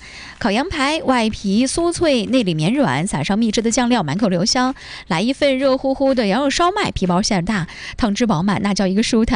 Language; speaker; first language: Chinese; native; Chinese